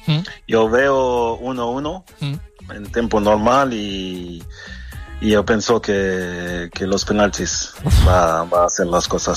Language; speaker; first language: Spanish; non-native, fluent; French